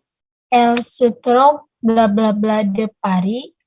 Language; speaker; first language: French; non-native, learner; Indonesian